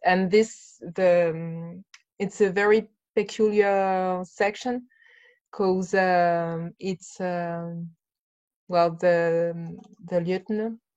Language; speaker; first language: English; non-native, learner; French